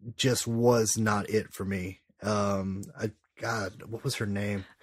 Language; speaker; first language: English; native; English